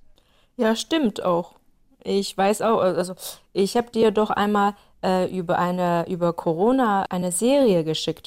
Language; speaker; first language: German; non-native, fluent; Chinese